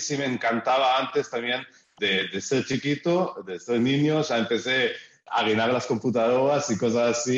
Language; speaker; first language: Spanish; early bilingual, heritage; Spanish